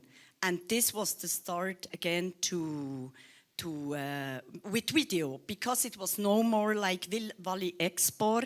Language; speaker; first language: English; non-native, learner; Swiss German